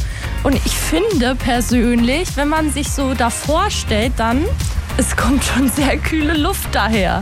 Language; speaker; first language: German; native; German